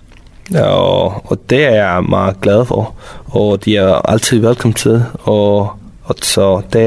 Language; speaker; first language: Danish; non-native, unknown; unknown